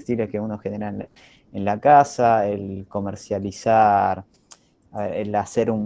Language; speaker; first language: Spanish; native; Spanish